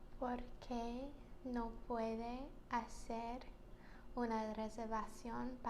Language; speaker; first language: Spanish; non-native, learner; English